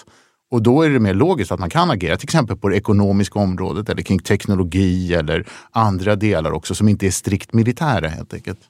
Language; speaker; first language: Swedish; native; Swedish